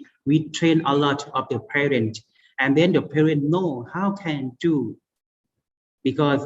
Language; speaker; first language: English; non-native, learner; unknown